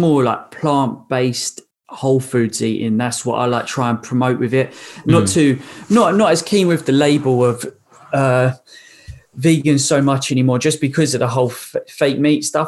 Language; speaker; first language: English; native; English